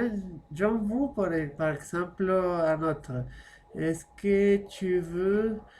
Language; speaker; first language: French; non-native, fluent; Spanish